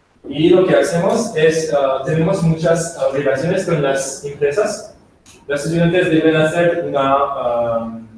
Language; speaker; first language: Spanish; non-native, learner; French